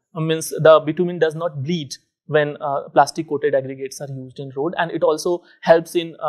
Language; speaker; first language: English; non-native, local second language; Hindi